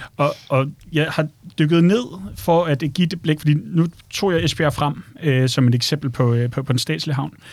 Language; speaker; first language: Danish; native; Danish